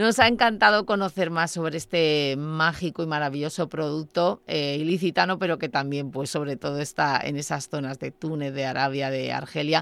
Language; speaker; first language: Spanish; native; Spanish